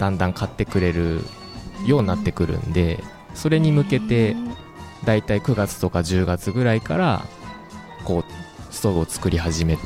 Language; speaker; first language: Japanese; native; Japanese